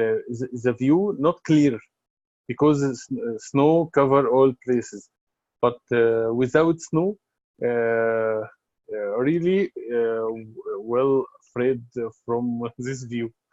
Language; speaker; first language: English; non-native, learner; Arabic